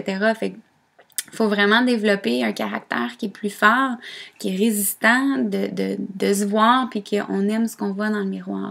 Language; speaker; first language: French; native; French